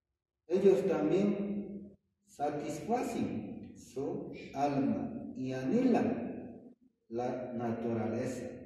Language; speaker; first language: Spanish; non-native, fluent; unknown